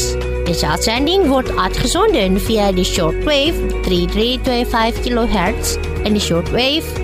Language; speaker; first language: Dutch; non-native, fluent; Indonesian